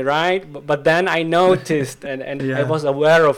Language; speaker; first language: English; non-native, fluent; Swiss German